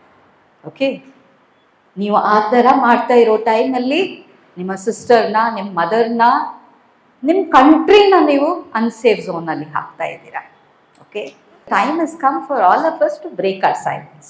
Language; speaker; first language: Kannada; non-native, local second language; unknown